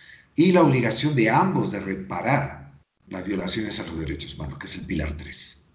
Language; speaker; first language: Spanish; native; Spanish